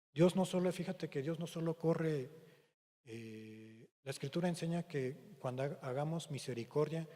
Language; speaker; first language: Spanish; native; Spanish